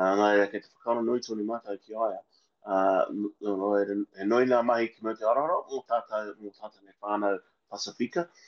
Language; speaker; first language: Māori; non-native, local second language; English